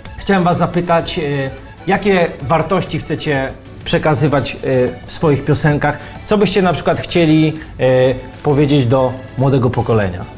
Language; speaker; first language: Polish; native; Polish